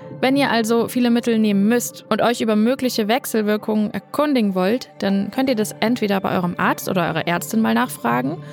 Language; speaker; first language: German; native; German